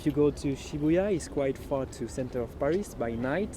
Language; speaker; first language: English; non-native, learner; French